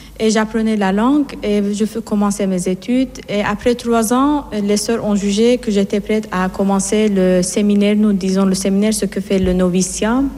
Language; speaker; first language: French; non-native, fluent; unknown